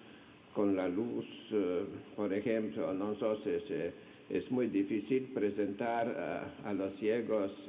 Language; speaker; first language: Spanish; non-native, fluent; Slovenian